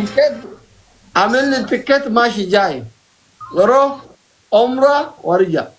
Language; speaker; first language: Arabic; non-native, learner; Oromo